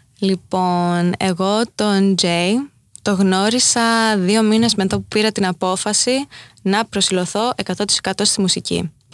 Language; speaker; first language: Greek; early bilingual, heritage; Greek